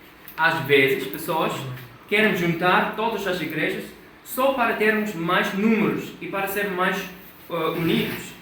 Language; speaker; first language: Portuguese; non-native, fluent; English